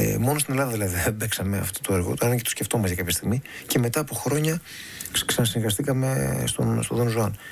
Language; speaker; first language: Greek; native; Greek